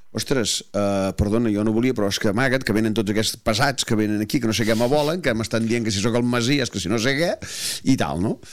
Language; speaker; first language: Catalan; native; Catalan